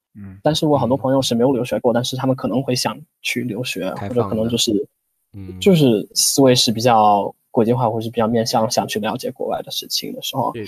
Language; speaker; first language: Chinese; non-native, fluent; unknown